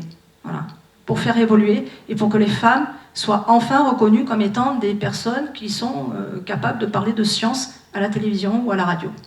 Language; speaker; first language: French; native; French